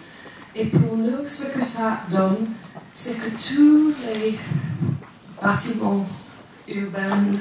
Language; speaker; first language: French; non-native, fluent; English